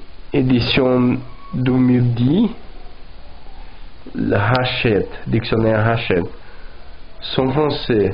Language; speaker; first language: French; non-native, learner; Portuguese